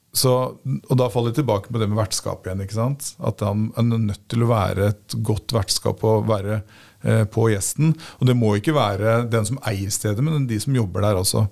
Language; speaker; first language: Norwegian; native; Norwegian